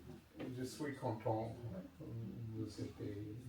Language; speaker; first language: French; non-native, learner; English